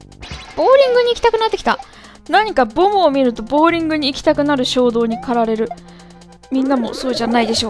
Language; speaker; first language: Japanese; native; Japanese